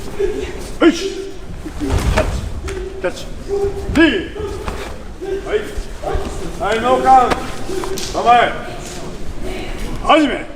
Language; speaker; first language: Japanese; native; Japanese